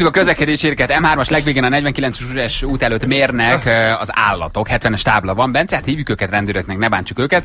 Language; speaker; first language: Hungarian; native; Hungarian